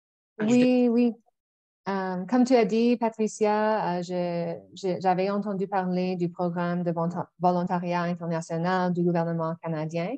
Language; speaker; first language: French; non-native, local second language; English